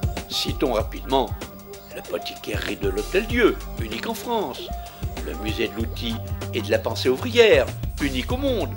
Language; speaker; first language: French; native; French